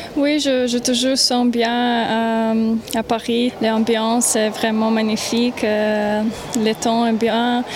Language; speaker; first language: French; non-native, learner; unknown